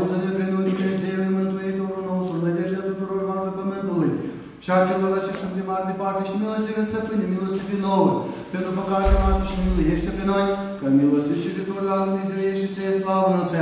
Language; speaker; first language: Romanian; native; Romanian